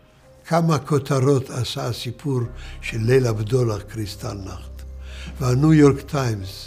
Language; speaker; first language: Hebrew; early bilingual, other home language; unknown